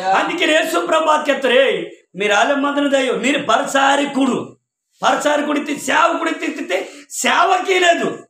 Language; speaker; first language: Telugu; non-native, local second language; Koya